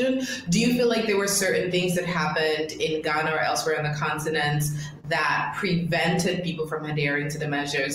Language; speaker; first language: English; non-native, local second language; Krio